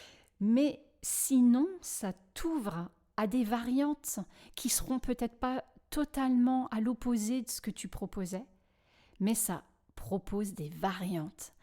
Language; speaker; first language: French; native; French